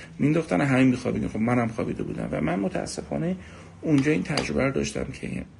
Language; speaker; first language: Persian; native; Persian